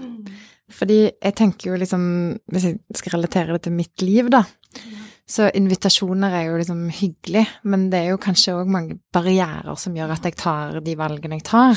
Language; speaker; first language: Norwegian; native; Norwegian